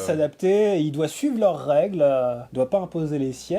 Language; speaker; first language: French; native; French